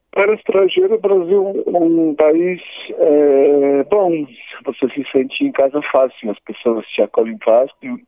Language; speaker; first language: Portuguese; non-native, fluent; Polish